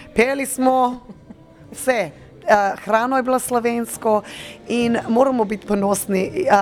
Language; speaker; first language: Slovenian; early bilingual, heritage; Slovenian